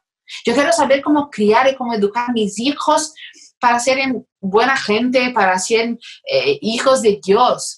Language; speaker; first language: Spanish; non-native, fluent; Portuguese